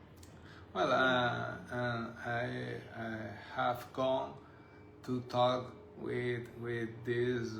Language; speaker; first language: English; non-native, learner; Spanish